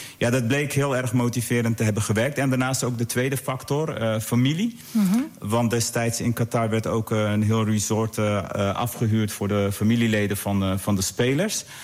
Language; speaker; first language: Dutch; early bilingual, other home language; Arabic